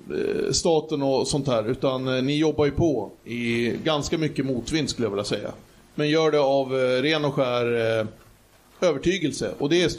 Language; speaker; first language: Swedish; native; Swedish